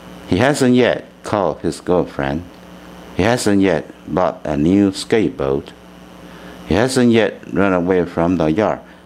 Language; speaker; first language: English; non-native, fluent; Chinese